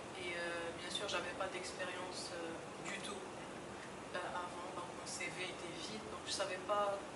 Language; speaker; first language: French; non-native, local second language; Arabic